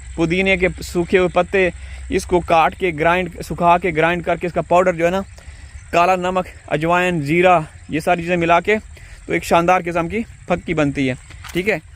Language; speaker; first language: Urdu; native; Urdu